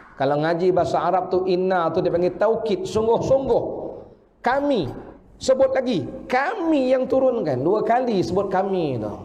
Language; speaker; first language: Malay; native; Malay